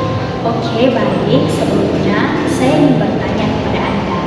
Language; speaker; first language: Indonesian; native; Indonesian